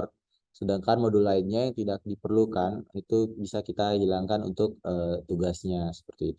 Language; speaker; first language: Indonesian; native; Indonesian